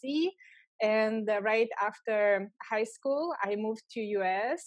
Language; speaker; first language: English; non-native, fluent; Lithuanian